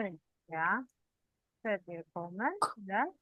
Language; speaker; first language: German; non-native, fluent; Indonesian